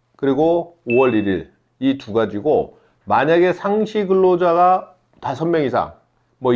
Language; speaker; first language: Korean; native; Korean